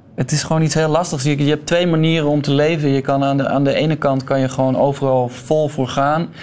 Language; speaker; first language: Dutch; native; Dutch